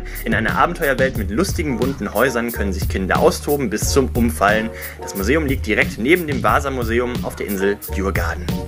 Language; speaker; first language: German; native; German